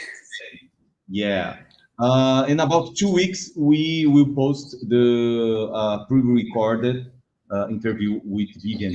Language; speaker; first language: English; non-native, learner; Portuguese